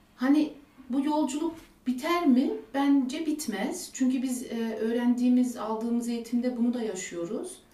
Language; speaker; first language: Turkish; early bilingual, heritage; Turkish